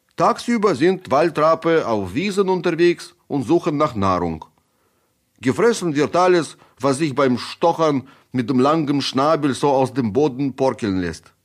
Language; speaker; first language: German; non-native, fluent; Russian